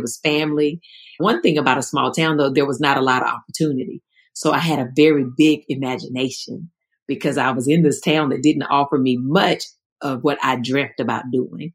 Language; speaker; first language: English; native; English